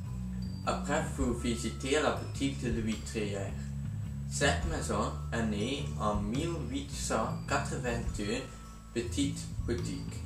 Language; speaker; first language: French; non-native, learner; Dutch